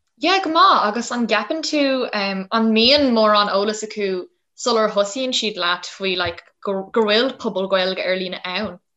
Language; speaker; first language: Irish; non-native, local second language; English